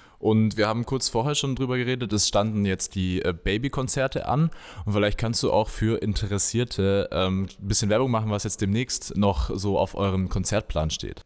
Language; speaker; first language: German; native; German